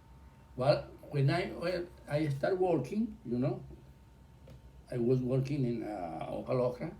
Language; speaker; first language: English; non-native, learner; Spanish